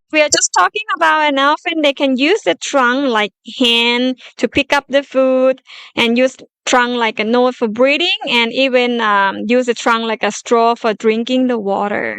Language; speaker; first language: English; non-native, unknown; Thai